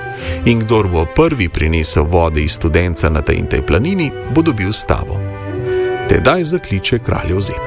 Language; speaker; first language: Slovenian; native; Slovenian